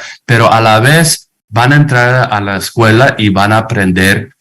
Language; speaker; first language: Spanish; non-native, fluent; English